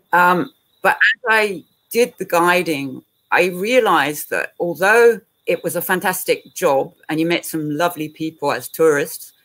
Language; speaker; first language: English; native; English